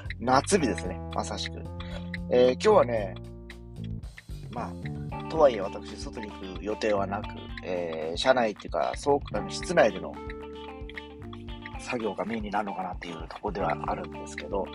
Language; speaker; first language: Japanese; native; Japanese